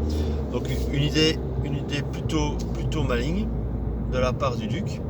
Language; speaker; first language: French; native; French